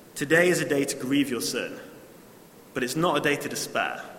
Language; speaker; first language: English; native; English